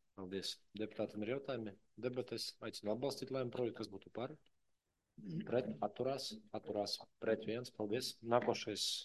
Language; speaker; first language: Latvian; native; Latvian